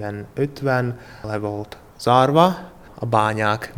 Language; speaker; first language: Hungarian; non-native, learner; Slovak